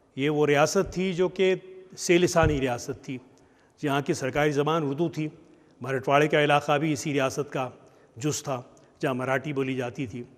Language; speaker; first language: Urdu; native; Urdu